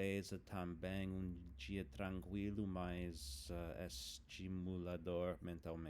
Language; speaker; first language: Portuguese; non-native, fluent; English